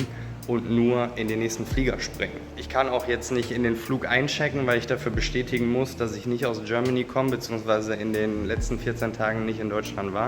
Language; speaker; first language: German; native; German